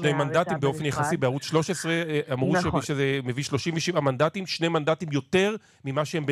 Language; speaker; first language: Hebrew; native; Hebrew